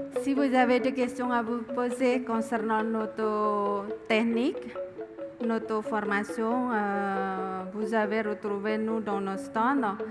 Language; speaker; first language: French; non-native, learner; Indonesian